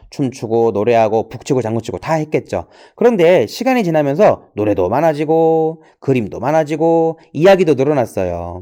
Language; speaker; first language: Korean; native; Korean